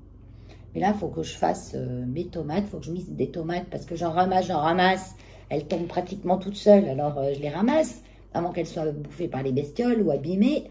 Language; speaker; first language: French; native; French